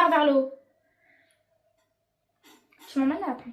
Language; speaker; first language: French; native; French